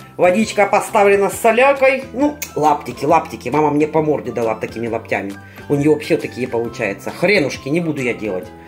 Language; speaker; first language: Russian; native; Russian